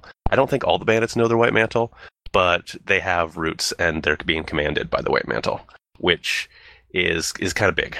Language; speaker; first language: English; native; English